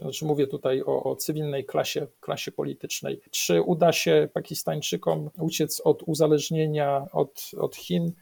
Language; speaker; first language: Polish; native; Polish